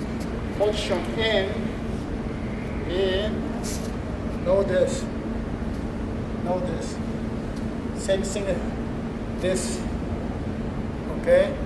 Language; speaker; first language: English; non-native, learner; Spanish